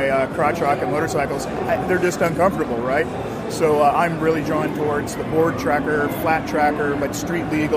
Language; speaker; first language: English; native; English